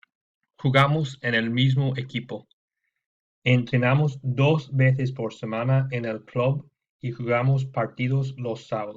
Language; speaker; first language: Spanish; non-native, fluent; English